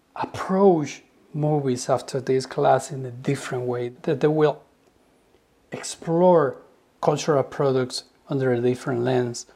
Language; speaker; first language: English; non-native, fluent; Spanish